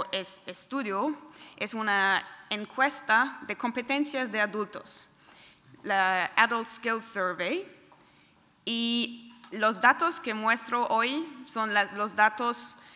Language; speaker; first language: Spanish; non-native, fluent; German